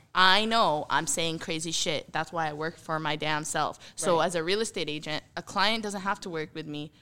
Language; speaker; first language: English; early bilingual, heritage; Arabic